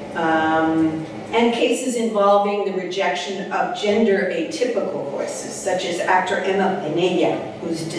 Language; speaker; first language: English; native; English